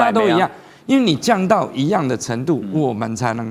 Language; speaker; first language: Chinese; native; Chinese